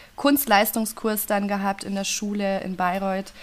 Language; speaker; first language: German; native; German